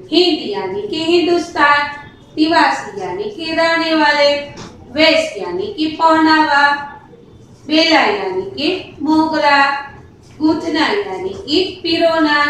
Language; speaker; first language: Hindi; non-native, local second language; Gujarati